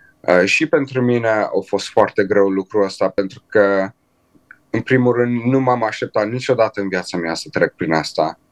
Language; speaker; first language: Romanian; early bilingual, heritage; Romanian